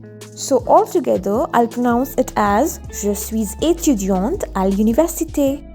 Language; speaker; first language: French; non-native, fluent; Hindi